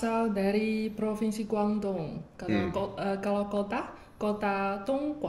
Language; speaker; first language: Indonesian; non-native, fluent; Chinese